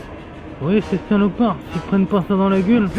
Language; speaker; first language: French; native; French